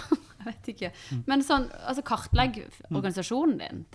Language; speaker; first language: Norwegian; non-native, fluent; Persian